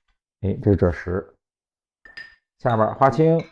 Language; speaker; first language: Chinese; native; Chinese